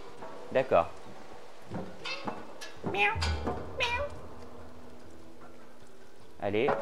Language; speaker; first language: French; native; French